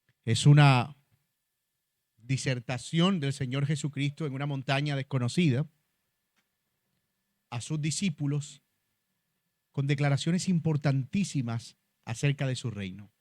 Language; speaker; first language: Spanish; native; Spanish